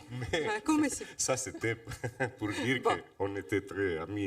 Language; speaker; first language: French; non-native, fluent; Italian